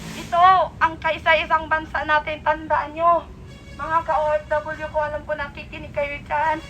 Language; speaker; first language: Filipino; native; Filipino